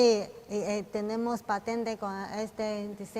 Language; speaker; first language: Spanish; non-native, learner; Chinese